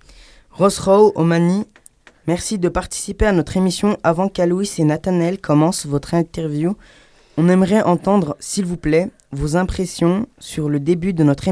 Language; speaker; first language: French; native; French